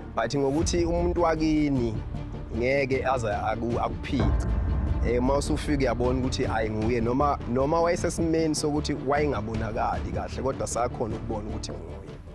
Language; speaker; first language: Zulu; native; Zulu